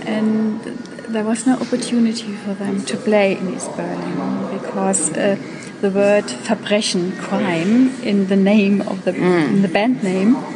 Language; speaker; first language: English; non-native, learner; German